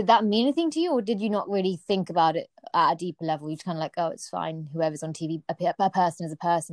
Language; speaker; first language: English; native; English